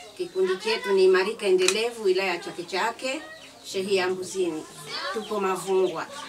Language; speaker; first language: Swahili; native; Swahili